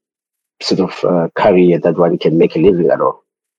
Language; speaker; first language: English; non-native, local second language; Xhosa